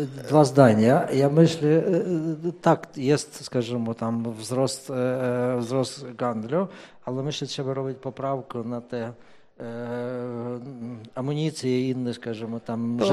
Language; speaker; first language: Polish; non-native, fluent; Ukrainian